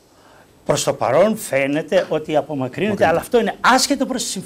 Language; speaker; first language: Greek; native; Greek